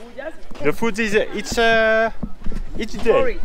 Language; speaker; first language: English; non-native, learner; French